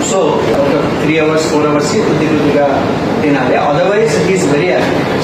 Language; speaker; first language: Telugu; non-native, fluent; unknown